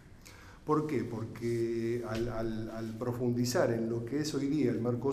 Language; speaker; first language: Spanish; native; Spanish